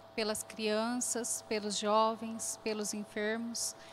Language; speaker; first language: Portuguese; native; Portuguese